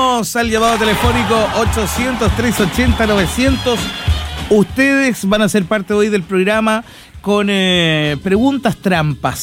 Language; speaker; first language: Spanish; native; Spanish